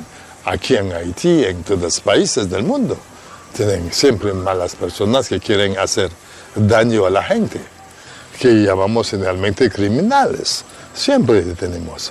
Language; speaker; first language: Spanish; non-native, fluent; Haitian Creole